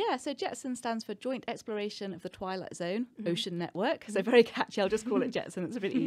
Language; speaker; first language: English; native; English